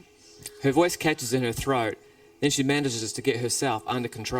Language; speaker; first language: English; native; English